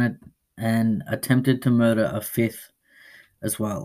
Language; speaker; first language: English; native; English